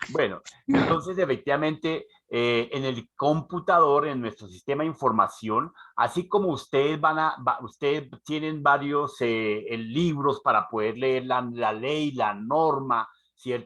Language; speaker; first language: Spanish; native; Spanish